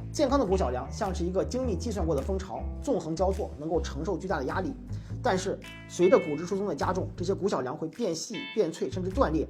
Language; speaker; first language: Chinese; native; Chinese